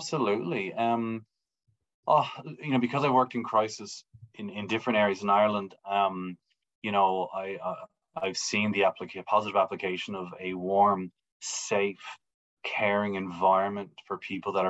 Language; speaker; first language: English; native; English